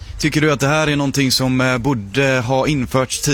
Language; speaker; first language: Swedish; native; Swedish